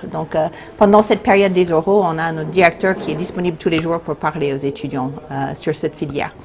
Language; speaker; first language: French; non-native, fluent; English